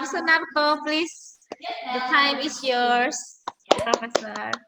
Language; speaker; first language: English; non-native, fluent; Indonesian